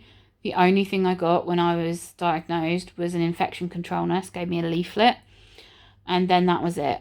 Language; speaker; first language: English; native; English